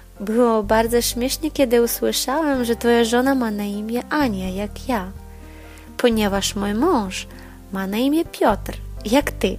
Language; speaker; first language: Polish; non-native, learner; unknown